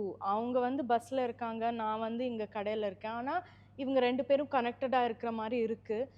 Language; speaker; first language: Tamil; non-native, fluent; Malayalam